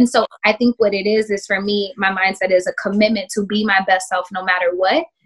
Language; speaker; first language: English; native; English